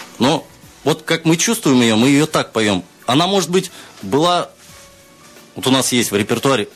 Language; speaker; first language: Russian; native; Russian